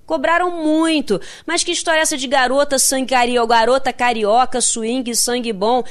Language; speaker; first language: Portuguese; native; Portuguese